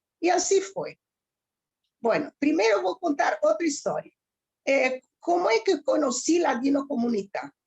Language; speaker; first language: Spanish; early bilingual, heritage; Ladino